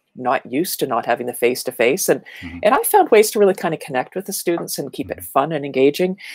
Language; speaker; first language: English; native; English